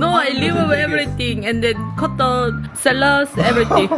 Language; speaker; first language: English; non-native, learner; Korean